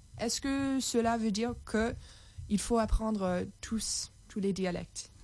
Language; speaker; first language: French; non-native, fluent; English